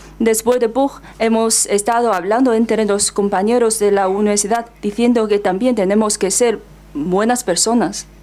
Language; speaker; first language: Spanish; non-native, fluent; Chinese